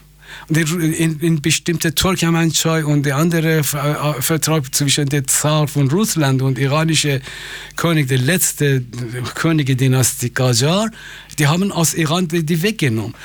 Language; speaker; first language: German; non-native, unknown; Persian